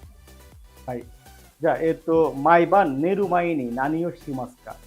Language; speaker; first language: Japanese; non-native, fluent; Bangla